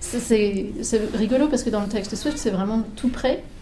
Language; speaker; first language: French; native; French